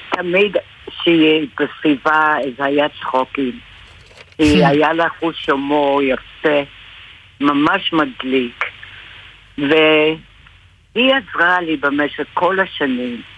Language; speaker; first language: Hebrew; non-native, fluent; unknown